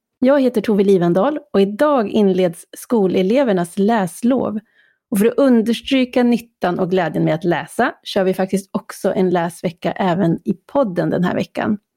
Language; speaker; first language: Swedish; native; Swedish